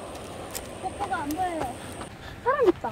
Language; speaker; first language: Korean; non-native, fluent; Indonesian